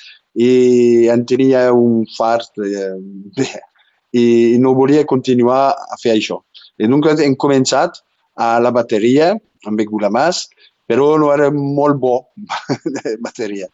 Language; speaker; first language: Catalan; non-native, local second language; French